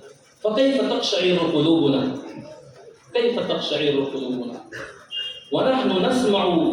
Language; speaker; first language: Arabic; non-native, fluent; Urdu